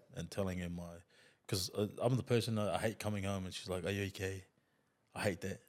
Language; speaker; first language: English; non-native, fluent; Tongan